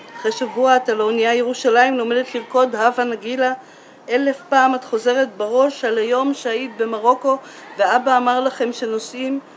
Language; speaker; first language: Hebrew; native; Hebrew